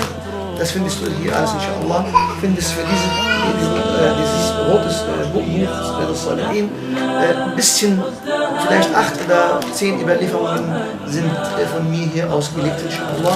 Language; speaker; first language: German; non-native, fluent; Arabic